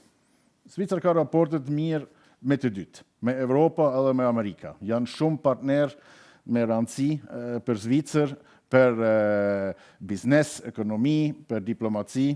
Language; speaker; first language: Albanian; non-native, learner; German